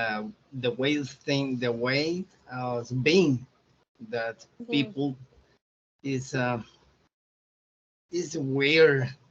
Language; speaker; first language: English; non-native, learner; Spanish